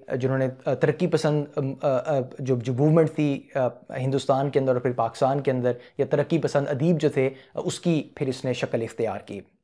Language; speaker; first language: Urdu; native; Urdu